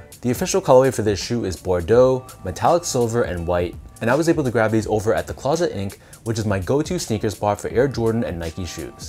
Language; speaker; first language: English; native; English